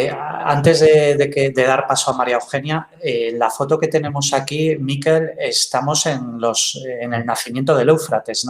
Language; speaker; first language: Spanish; native; Spanish